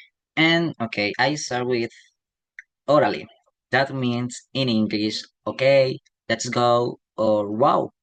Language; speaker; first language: English; non-native, learner; Spanish